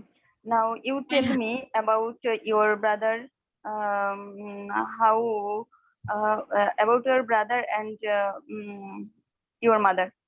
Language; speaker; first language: English; non-native, learner; Bangla